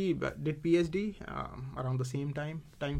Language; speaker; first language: English; non-native, local second language; Hindi